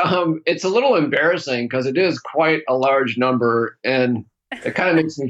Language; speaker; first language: English; native; English